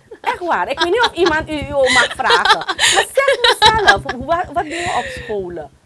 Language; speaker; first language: Dutch; non-native, local second language; Caribbean Hindustani